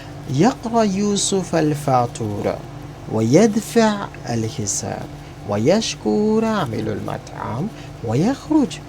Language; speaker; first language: Arabic; non-native, fluent; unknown